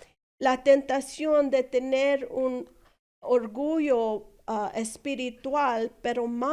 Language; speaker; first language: Spanish; non-native, fluent; English